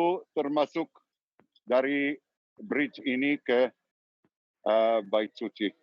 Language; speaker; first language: Indonesian; non-native, learner; Hebrew